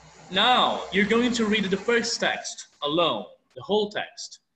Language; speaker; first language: English; non-native, fluent; Portuguese